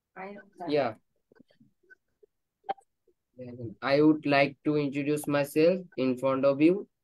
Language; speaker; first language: English; non-native, learner; Bangla